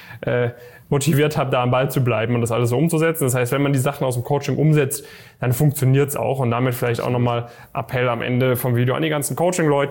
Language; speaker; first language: German; native; German